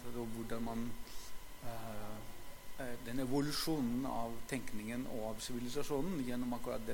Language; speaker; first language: Norwegian; non-native, fluent; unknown